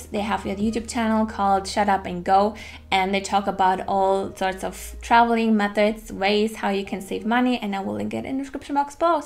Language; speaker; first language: English; non-native, fluent; German